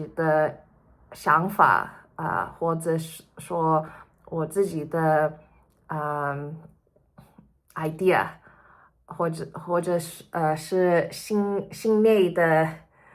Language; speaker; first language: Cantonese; early bilingual, heritage; Cantonese